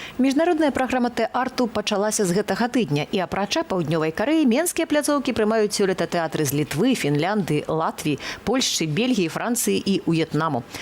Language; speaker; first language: Belarusian; native; Belarusian